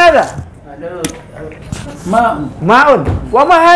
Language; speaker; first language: Arabic; non-native, fluent; Indonesian